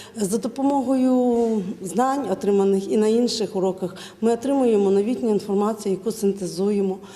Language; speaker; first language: Ukrainian; native; Ukrainian